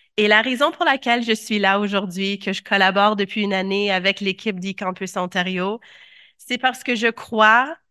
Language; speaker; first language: French; native; French